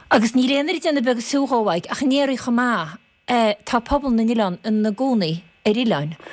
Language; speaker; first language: Irish; native; Irish